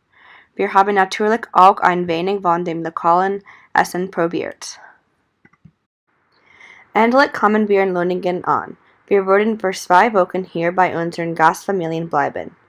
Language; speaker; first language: German; non-native, learner; English